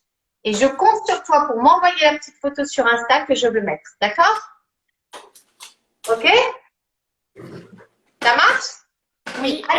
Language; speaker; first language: French; native; French